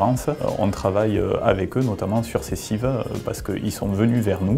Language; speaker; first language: French; native; French